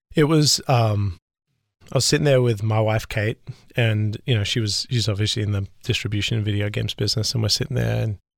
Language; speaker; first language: English; native; English